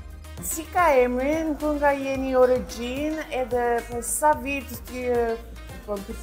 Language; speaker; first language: Albanian; non-native, learner; English